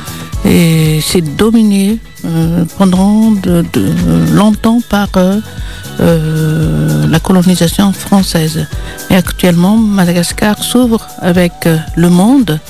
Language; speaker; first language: French; non-native, local second language; Malagasy